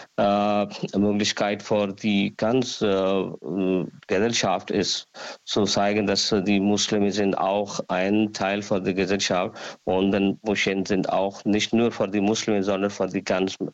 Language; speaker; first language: German; non-native, learner; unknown